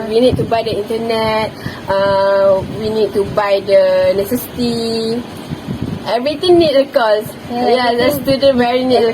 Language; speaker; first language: English; non-native, local second language; Malay